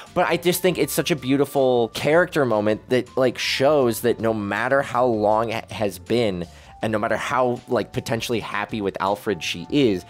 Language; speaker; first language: English; native; English